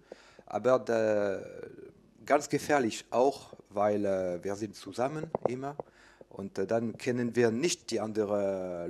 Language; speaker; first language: German; non-native, learner; French